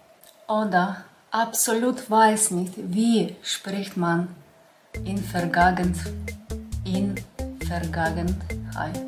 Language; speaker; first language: German; non-native, learner; Russian